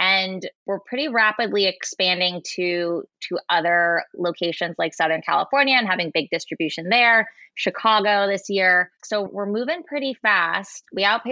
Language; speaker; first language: English; native; English